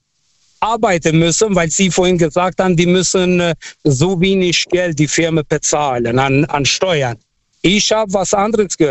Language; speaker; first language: German; non-native, fluent; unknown